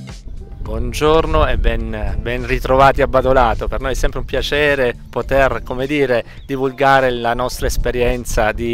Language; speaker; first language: Italian; native; Italian